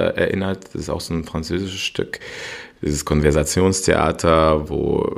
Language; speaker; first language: German; non-native, fluent; Russian